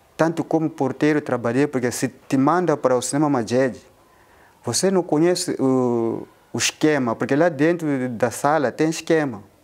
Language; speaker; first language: Portuguese; non-native, local second language; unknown